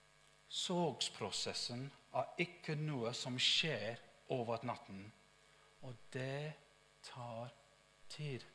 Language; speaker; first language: Norwegian; non-native, fluent; English